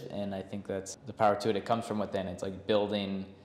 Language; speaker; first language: English; native; English